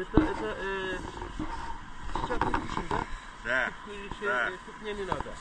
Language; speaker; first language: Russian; non-native, learner; Turkish